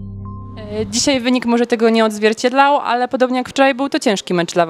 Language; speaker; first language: Polish; native; Polish